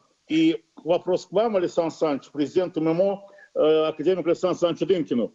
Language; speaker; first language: Russian; native; Russian